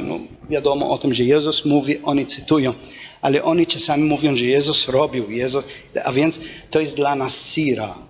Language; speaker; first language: Polish; non-native, fluent; Arabic